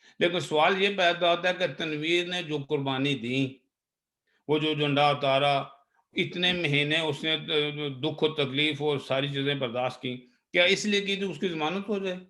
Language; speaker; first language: Urdu; non-native, local second language; Punjabi